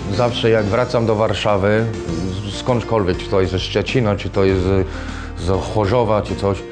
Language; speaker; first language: Polish; non-native, fluent; English